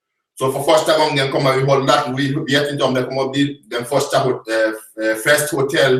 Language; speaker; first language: Swedish; non-native, fluent; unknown